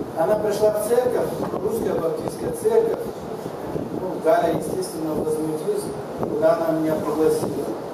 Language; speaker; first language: Russian; non-native, local second language; Kazakh